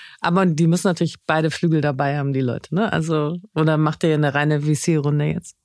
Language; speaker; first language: German; native; German